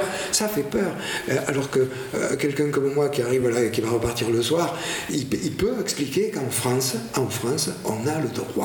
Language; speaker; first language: French; native; French